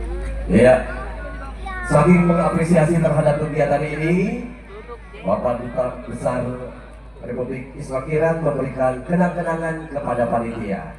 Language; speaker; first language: Indonesian; native; Indonesian